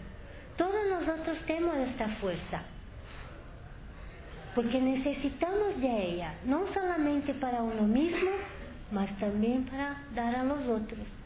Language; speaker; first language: Spanish; non-native, fluent; Portuguese